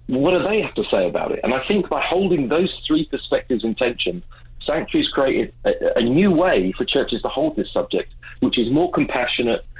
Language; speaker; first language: English; native; English